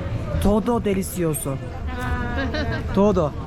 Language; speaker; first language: Spanish; non-native, learner; Turkish